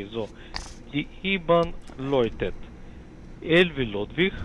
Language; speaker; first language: German; non-native, learner; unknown